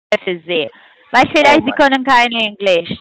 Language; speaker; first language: German; non-native, fluent; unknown